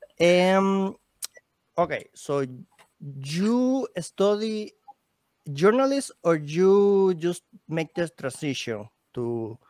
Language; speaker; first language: English; non-native, learner; Spanish